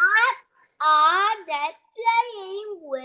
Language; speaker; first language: English; non-native, learner; Vietnamese